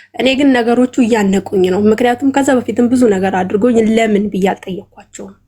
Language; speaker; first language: Amharic; non-native, local second language; Oromo